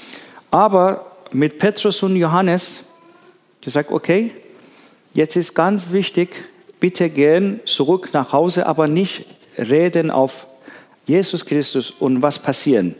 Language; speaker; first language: German; non-native, learner; Persian